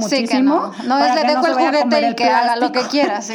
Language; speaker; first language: Spanish; native; Spanish